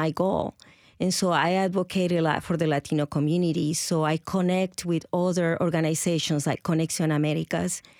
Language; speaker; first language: English; non-native, fluent; Spanish